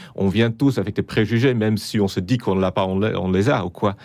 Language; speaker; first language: French; non-native, fluent; Dutch